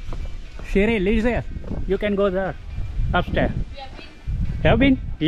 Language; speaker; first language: English; non-native, learner; Hindi